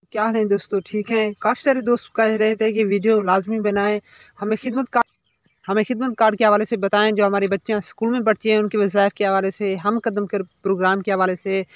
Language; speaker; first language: Urdu; non-native, local second language; Punjabi